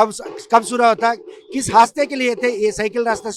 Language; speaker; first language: Hindi; non-native, local second language; Telugu